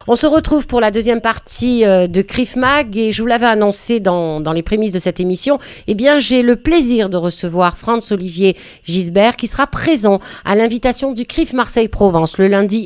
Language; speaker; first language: French; native; French